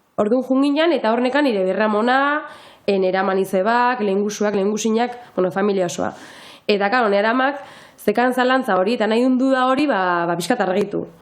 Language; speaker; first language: Basque; non-native, local second language; Spanish